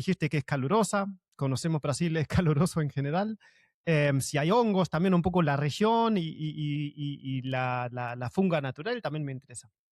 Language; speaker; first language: Spanish; non-native, fluent; German